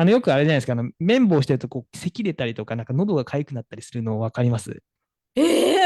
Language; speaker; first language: Japanese; native; Japanese